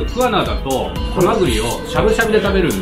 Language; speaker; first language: Japanese; native; Japanese